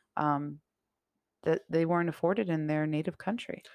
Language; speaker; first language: English; early bilingual, other home language; Portuguese